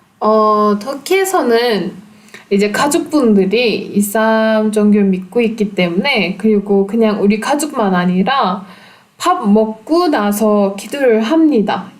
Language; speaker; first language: Korean; non-native, fluent; Turkish